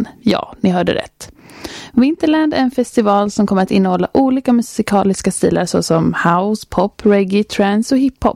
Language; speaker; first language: Swedish; native; Swedish